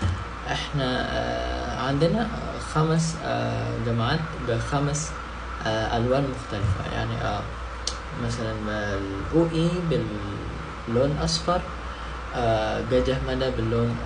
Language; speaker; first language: Arabic; non-native, fluent; Indonesian